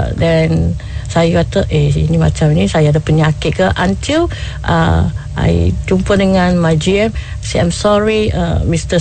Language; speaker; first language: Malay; non-native, local second language; Chinese